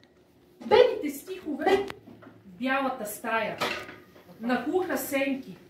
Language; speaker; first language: Bulgarian; native; Bulgarian